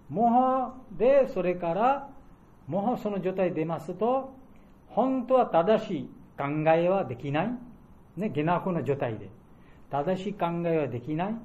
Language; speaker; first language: Japanese; non-native, learner; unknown